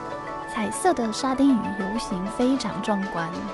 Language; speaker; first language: Chinese; non-native, fluent; Polish